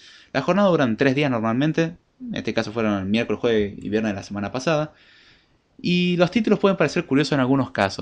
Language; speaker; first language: Spanish; native; Spanish